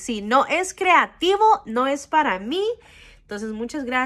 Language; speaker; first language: Spanish; non-native, fluent; English